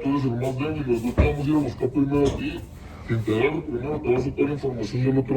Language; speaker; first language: Spanish; native; Spanish